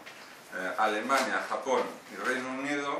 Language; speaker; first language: Spanish; native; Spanish